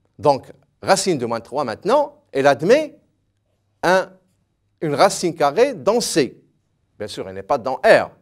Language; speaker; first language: French; non-native, local second language; Arabic